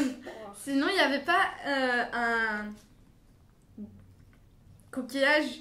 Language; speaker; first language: French; non-native, fluent; Bulgarian